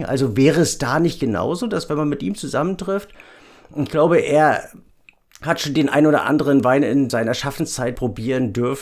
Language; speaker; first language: German; native; German